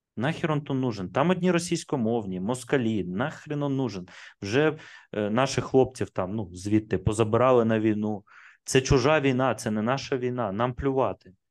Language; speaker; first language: Ukrainian; non-native, local second language; Russian